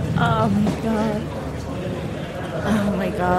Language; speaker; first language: English; native; English